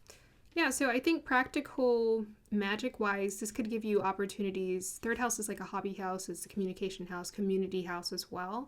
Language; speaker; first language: English; native; English